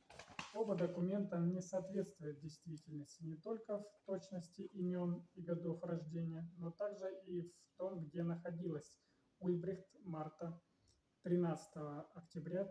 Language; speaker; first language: Russian; native; Russian